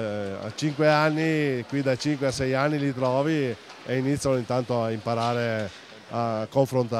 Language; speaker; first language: Italian; native; Italian